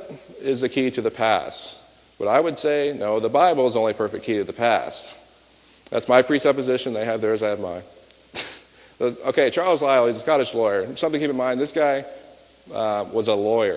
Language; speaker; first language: English; native; English